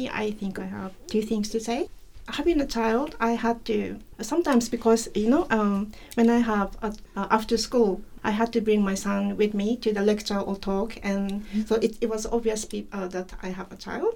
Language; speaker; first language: English; non-native, fluent; Japanese